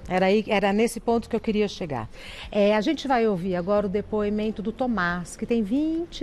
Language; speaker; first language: Portuguese; native; Portuguese